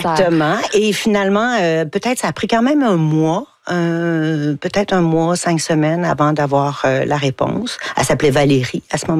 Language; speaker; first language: French; native; French